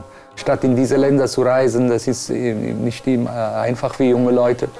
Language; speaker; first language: German; non-native, fluent; Persian